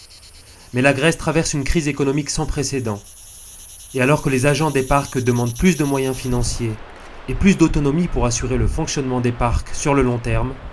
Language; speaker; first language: French; native; French